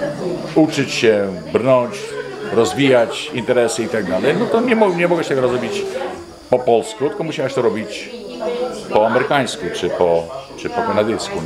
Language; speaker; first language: Polish; early bilingual, heritage; Polish